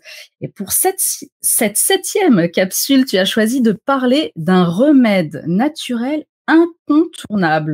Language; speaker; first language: French; native; French